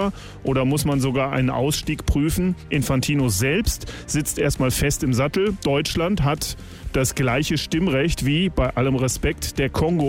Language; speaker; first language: German; native; German